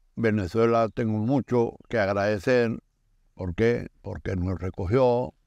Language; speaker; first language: Spanish; native; Spanish